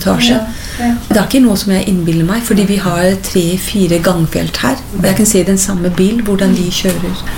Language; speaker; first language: Norwegian; non-native, fluent; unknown